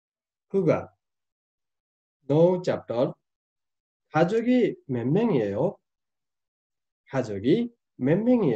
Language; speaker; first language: Korean; non-native, fluent; Nepali